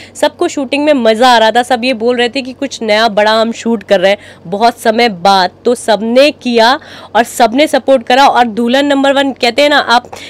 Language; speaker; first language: Hindi; native; Hindi